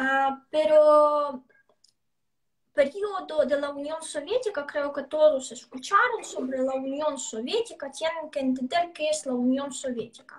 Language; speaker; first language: Spanish; non-native, fluent; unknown